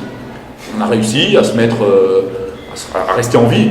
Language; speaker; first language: French; native; French